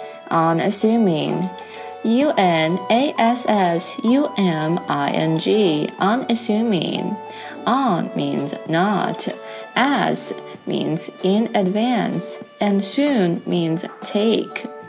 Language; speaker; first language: English; non-native, fluent; Chinese